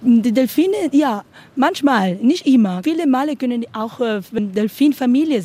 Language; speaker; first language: German; non-native, learner; Spanish